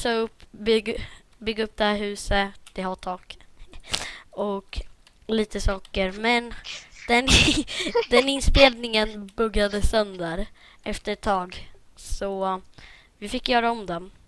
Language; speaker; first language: Swedish; native; Swedish